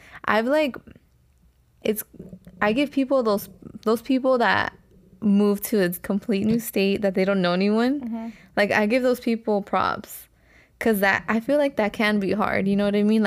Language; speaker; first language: English; early bilingual, other home language; Spanish